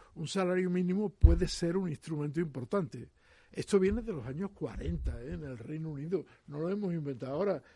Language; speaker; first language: Spanish; native; Spanish